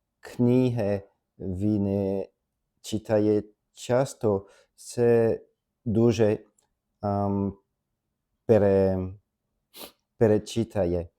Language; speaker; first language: Polish; non-native, learner; French